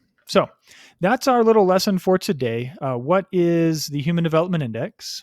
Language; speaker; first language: English; native; English